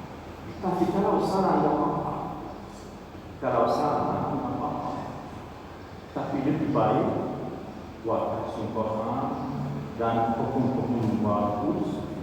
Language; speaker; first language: Indonesian; non-native, learner; Arabic